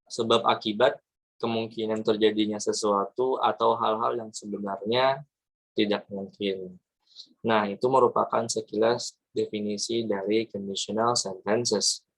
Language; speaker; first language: Indonesian; native; Indonesian